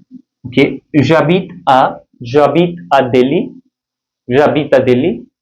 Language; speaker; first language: French; non-native, fluent; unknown